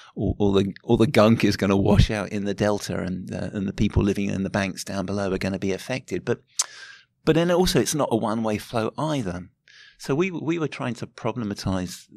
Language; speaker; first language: English; native; English